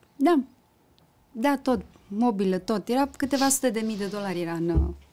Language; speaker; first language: Romanian; early bilingual, heritage; Romanian